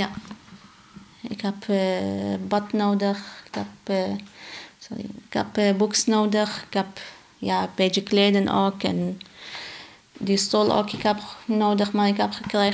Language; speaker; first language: Dutch; non-native, learner; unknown